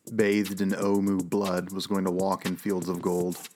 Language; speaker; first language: English; native; English